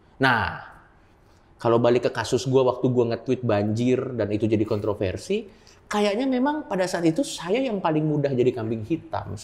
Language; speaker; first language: Indonesian; native; Indonesian